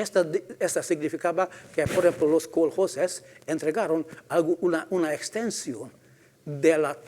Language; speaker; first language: Spanish; non-native, fluent; Hungarian